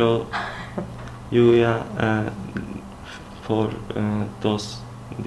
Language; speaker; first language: Spanish; non-native, learner; Turkish